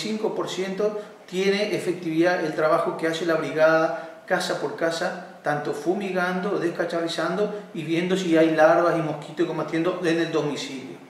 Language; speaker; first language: Spanish; native; Spanish